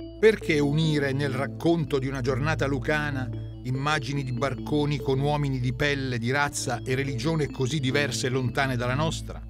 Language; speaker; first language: Italian; native; Italian